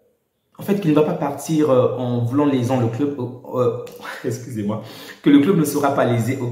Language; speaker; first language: French; native; French